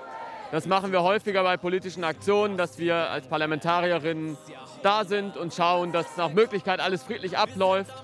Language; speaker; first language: German; native; German